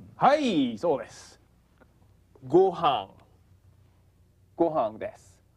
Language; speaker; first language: Japanese; non-native, fluent; English